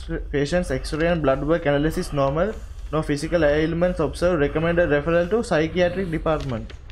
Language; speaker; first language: English; non-native, local second language; Sinhala